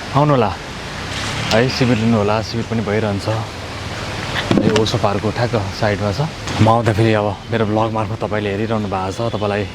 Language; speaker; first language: Nepali; native; Nepali